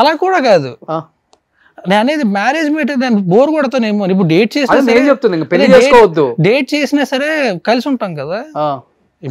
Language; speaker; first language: Telugu; native; Telugu